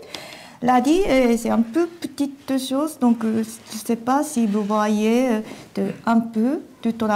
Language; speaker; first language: French; non-native, learner; Japanese